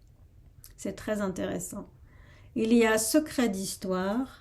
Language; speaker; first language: French; non-native, fluent; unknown